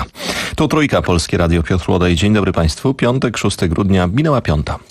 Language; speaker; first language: Polish; native; Polish